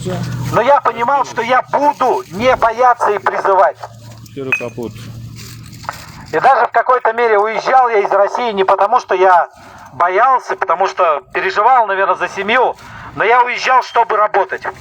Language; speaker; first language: Russian; native; Russian